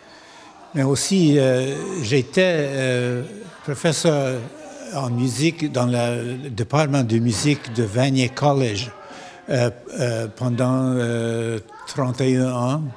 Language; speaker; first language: French; non-native, local second language; English